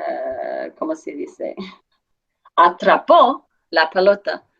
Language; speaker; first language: Spanish; non-native, fluent; English